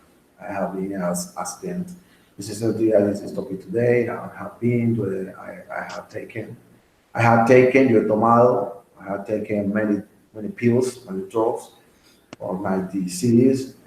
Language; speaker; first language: English; non-native, learner; Spanish